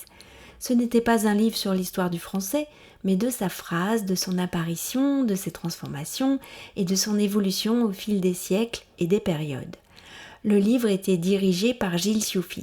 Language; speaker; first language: French; native; French